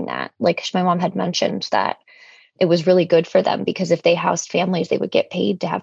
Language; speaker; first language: English; native; English